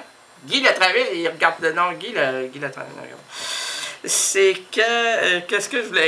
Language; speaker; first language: French; native; French